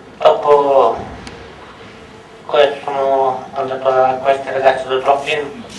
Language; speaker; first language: Italian; non-native, learner; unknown